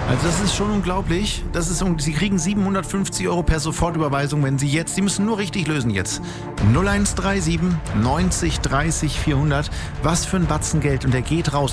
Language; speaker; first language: German; native; German